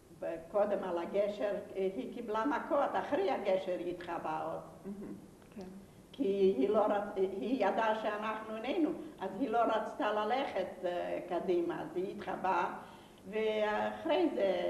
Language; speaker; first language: Hebrew; non-native, fluent; Yiddish